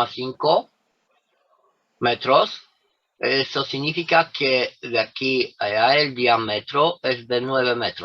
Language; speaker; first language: Spanish; non-native, fluent; Romanian